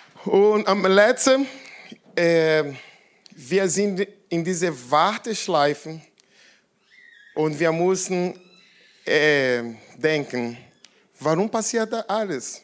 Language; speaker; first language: German; non-native, learner; Portuguese